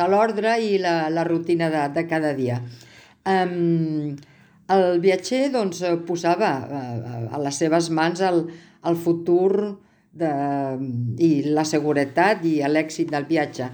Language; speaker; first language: Catalan; native; Catalan